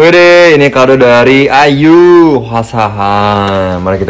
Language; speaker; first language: Indonesian; native; Indonesian